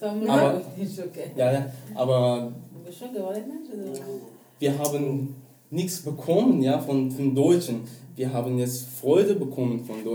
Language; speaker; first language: German; non-native, learner; Persian